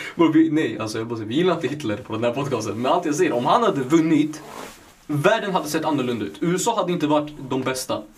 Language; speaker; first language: Swedish; native; Swedish